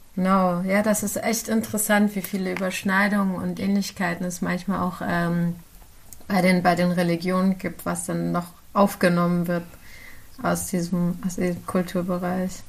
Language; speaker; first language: German; early bilingual, other home language; Central Kurdish